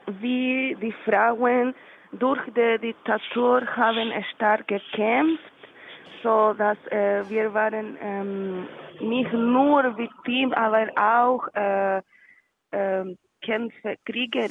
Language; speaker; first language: German; non-native, learner; Spanish